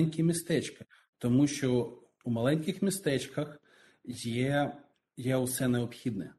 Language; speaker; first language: Ukrainian; non-native, local second language; Russian